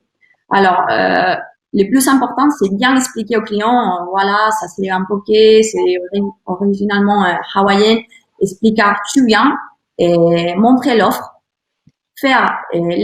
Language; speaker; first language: French; non-native, learner; Spanish